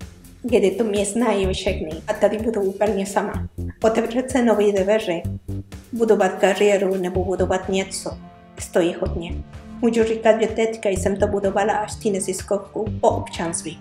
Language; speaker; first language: Czech; non-native, learner; Spanish